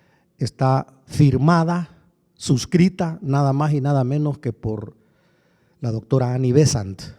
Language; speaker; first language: Spanish; native; Spanish